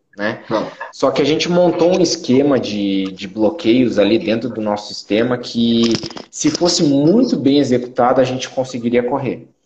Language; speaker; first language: Portuguese; native; Portuguese